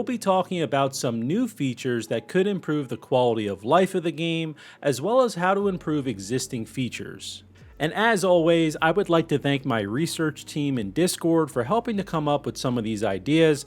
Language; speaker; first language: English; native; English